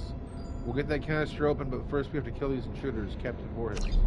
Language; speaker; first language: English; native; English